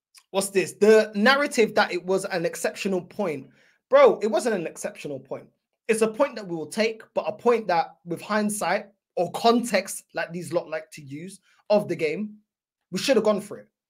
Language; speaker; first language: English; early bilingual, other home language; Portuguese